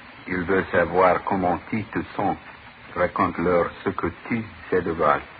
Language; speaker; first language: French; non-native, fluent; English